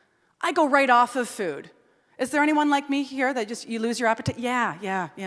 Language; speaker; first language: English; native; English